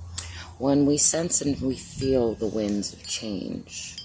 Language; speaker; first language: English; native; English